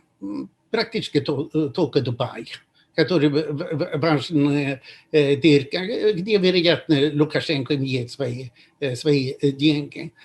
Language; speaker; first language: Russian; non-native, fluent; Swedish